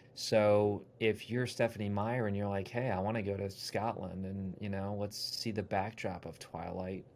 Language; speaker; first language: English; native; English